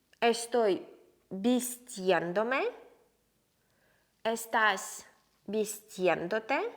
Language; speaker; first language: Spanish; non-native, fluent; Ukrainian